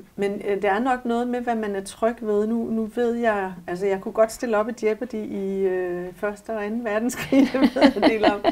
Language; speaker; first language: Danish; native; Danish